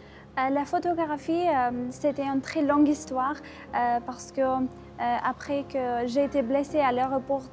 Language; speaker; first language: French; non-native, fluent; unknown